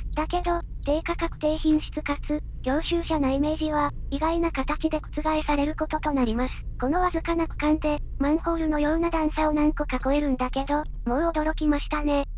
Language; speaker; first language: Japanese; native; Japanese